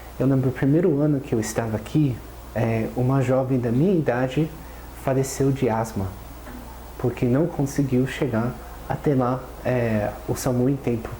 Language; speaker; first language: Portuguese; non-native, fluent; English